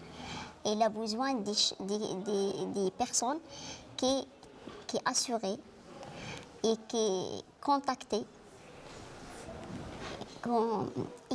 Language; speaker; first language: French; non-native, local second language; Arabic